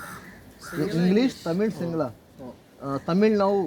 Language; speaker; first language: English; non-native, learner; Telugu